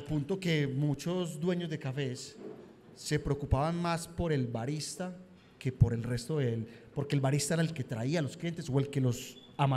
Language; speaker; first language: Spanish; native; Spanish